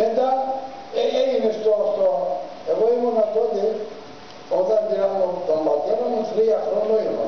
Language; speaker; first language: Greek; early bilingual, other home language; Turkish